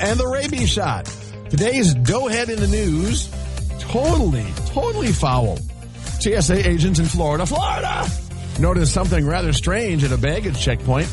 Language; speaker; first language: English; native; English